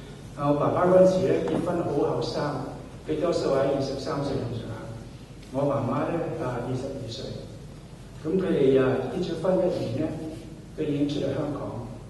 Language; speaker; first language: Cantonese; early bilingual, heritage; Cantonese